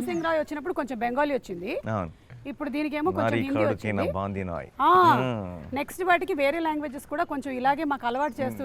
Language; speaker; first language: Telugu; native; Telugu